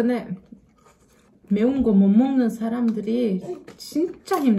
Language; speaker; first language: Korean; non-native, learner; Turkish